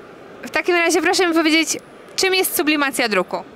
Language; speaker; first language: Polish; native; Polish